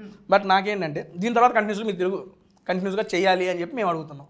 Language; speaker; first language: Telugu; native; Telugu